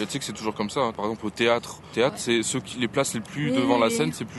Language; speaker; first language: French; native; French